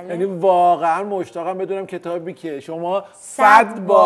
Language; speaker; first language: Persian; native; Persian